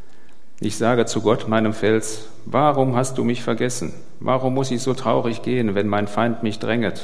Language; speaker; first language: German; native; German